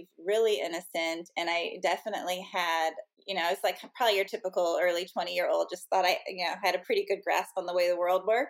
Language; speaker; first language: English; native; English